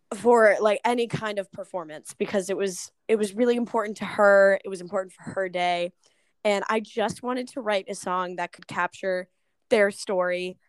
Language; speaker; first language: English; native; English